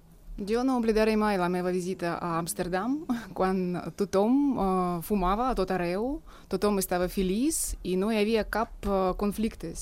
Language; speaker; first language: Catalan; non-native, fluent; Russian